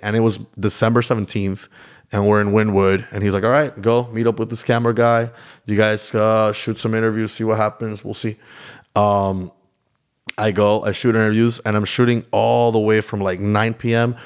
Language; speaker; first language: English; early bilingual, other home language; Spanish